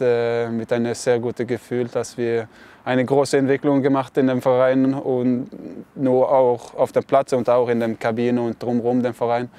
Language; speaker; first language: German; non-native, fluent; Norwegian